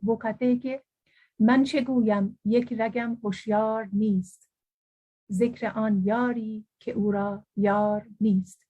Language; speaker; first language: Urdu; non-native, fluent; Persian